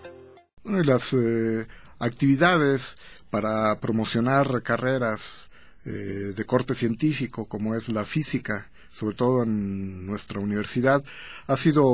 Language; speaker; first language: Spanish; native; Spanish